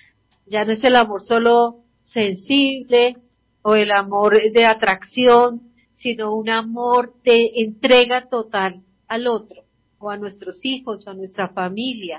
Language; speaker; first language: Spanish; native; Spanish